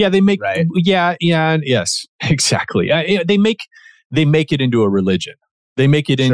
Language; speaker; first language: English; native; English